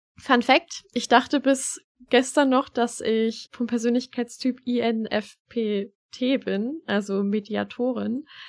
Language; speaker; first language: German; early bilingual, other home language; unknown